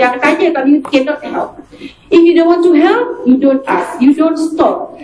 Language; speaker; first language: English; non-native, local second language; Malay